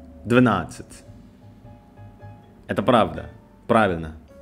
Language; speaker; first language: Russian; non-native, learner; Indonesian